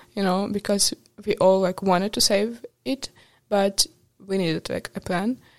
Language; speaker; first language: English; non-native, fluent; Ukrainian